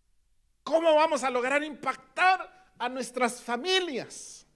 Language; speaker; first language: Spanish; native; Spanish